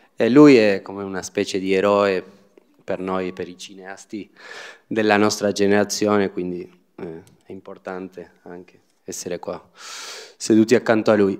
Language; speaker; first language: Italian; non-native, fluent; Spanish